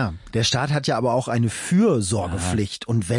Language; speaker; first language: German; native; German